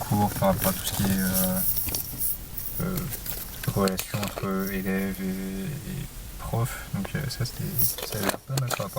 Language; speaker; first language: French; native; French